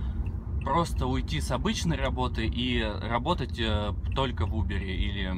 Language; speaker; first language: Russian; native; Russian